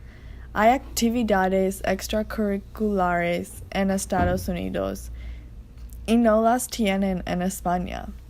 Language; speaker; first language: Spanish; non-native, learner; English